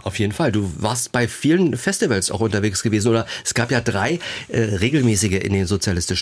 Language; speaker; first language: German; native; German